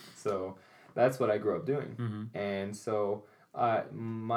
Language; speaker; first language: English; native; English